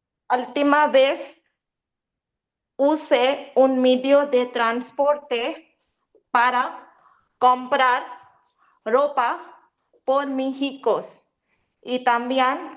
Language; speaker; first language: Spanish; non-native, learner; Urdu